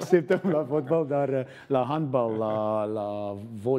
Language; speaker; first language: Romanian; non-native, learner; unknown